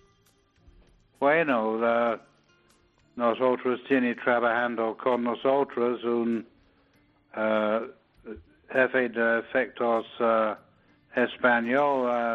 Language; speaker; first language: Spanish; non-native, learner; English